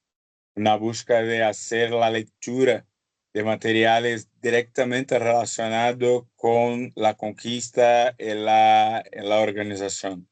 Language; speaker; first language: Spanish; non-native, fluent; Portuguese